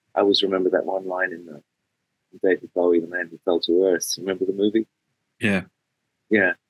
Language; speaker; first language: English; native; English